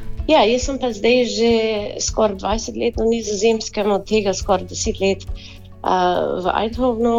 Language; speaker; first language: Slovenian; early bilingual, heritage; Slovenian